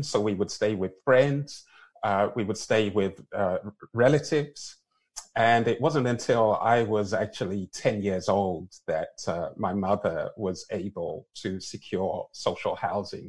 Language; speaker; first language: English; native; English